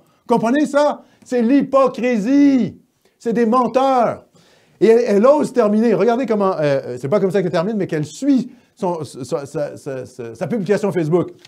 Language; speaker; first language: French; native; French